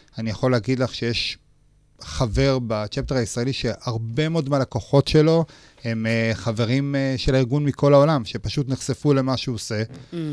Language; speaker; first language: Hebrew; native; Hebrew